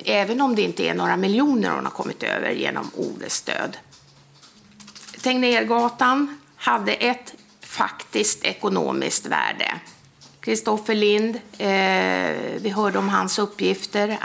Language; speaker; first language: Swedish; native; Swedish